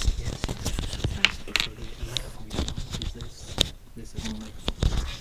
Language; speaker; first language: English; non-native, learner; Chinese